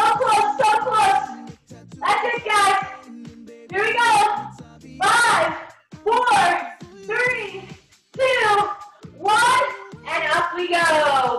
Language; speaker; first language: English; native; English